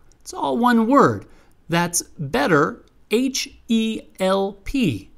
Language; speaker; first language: English; native; English